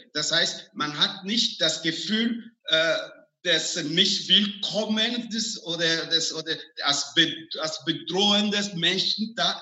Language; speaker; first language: German; non-native, fluent; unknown